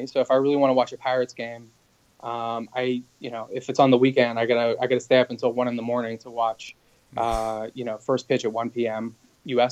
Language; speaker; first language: English; native; English